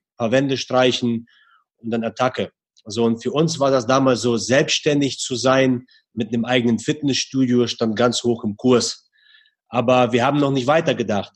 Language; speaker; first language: German; early bilingual, other home language; Russian